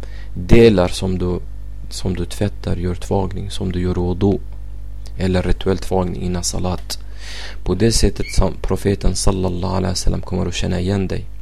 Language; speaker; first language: Swedish; non-native, fluent; Arabic